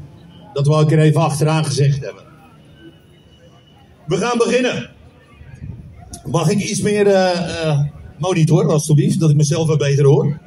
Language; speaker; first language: Dutch; native; Dutch